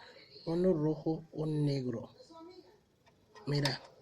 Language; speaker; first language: Spanish; non-native, learner; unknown